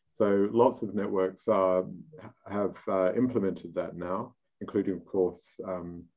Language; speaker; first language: English; native; English